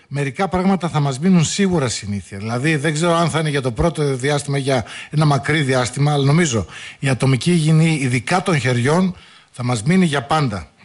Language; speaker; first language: Greek; native; Greek